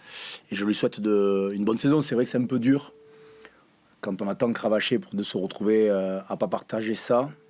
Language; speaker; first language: French; native; French